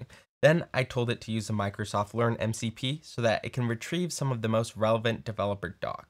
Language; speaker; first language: English; native; English